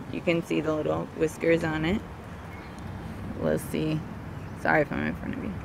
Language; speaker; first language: English; native; English